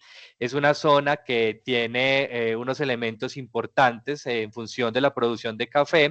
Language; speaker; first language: Spanish; native; Spanish